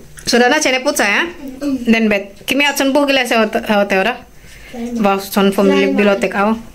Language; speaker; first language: German; non-native, learner; Indonesian